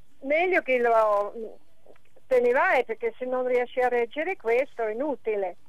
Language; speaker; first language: Italian; non-native, fluent; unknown